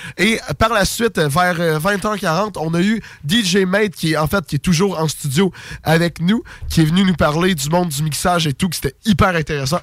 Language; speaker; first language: French; native; French